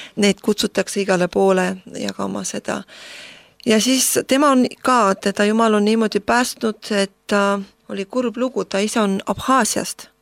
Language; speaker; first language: Estonian; non-native, local second language; Russian